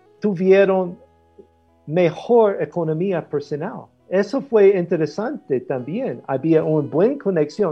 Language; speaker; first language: Spanish; non-native, fluent; English